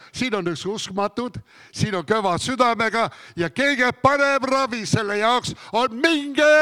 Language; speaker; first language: Estonian; non-native, fluent; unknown